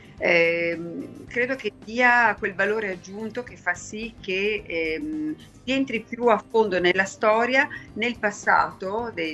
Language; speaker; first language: Italian; native; Italian